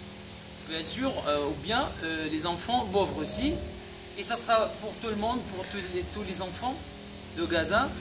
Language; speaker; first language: French; non-native, fluent; Arabic